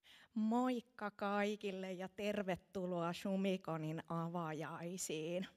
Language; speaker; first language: Finnish; native; Finnish